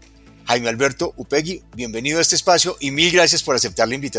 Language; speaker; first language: Spanish; native; Spanish